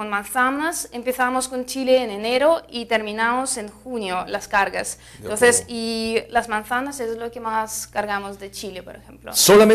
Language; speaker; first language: Spanish; non-native, fluent; Russian